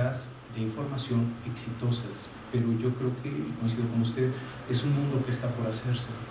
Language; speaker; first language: Spanish; native; Spanish